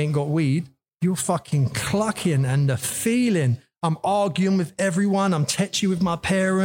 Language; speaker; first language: English; native; English